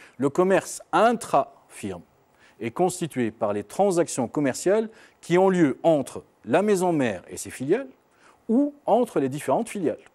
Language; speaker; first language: French; non-native, local second language; Arabic